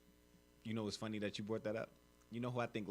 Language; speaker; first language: English; native; English